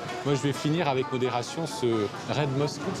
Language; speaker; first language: French; native; French